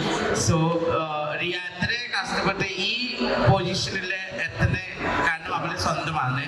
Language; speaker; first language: Malayalam; non-native, learner; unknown